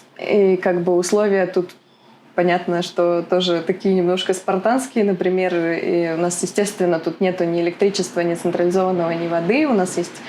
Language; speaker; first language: Russian; native; Russian